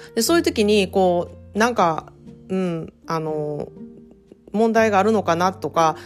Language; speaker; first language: Japanese; native; Japanese